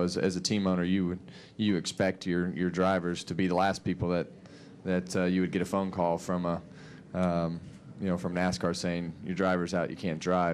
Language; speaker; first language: English; native; English